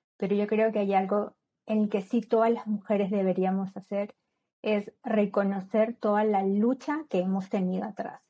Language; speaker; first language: Spanish; native; Spanish